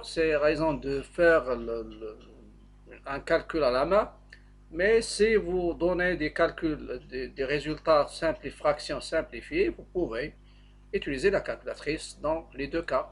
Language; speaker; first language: French; non-native, local second language; Arabic